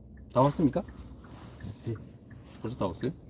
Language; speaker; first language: Korean; native; Korean